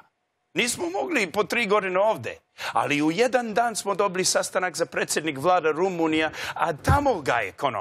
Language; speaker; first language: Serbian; non-native, learner; English